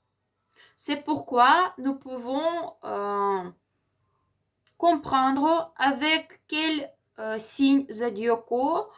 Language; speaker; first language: French; non-native, learner; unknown